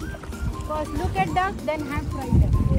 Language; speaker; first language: English; non-native, local second language; Hindi